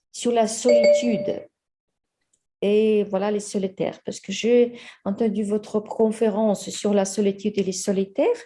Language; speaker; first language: French; non-native, fluent; Ukrainian